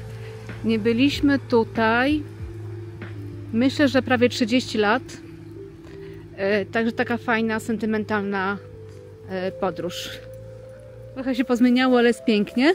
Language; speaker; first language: Polish; native; Polish